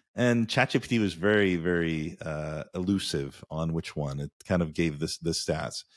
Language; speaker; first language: English; native; English